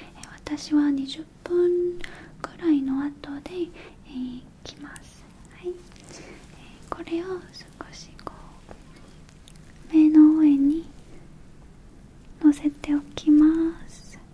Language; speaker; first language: Japanese; non-native, learner; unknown